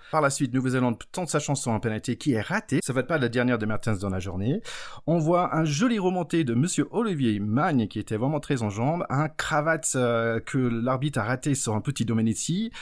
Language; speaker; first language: French; non-native, fluent; English